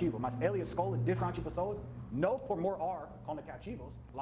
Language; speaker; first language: Portuguese; non-native, learner; English